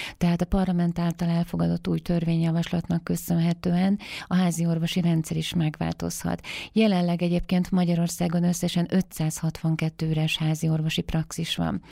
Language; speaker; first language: Hungarian; native; Hungarian